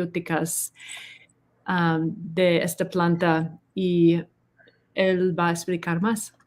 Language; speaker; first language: Spanish; non-native, learner; English